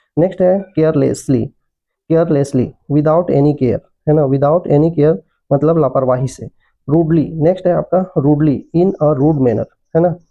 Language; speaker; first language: Hindi; native; Hindi